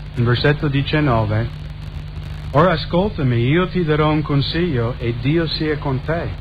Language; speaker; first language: Italian; non-native, fluent; English